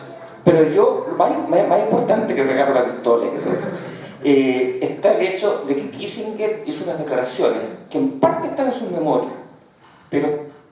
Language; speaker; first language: Spanish; native; Spanish